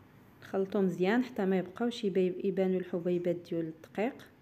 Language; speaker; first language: Arabic; native; Arabic